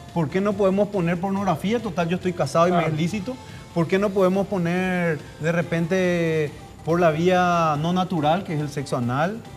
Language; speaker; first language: Spanish; native; Spanish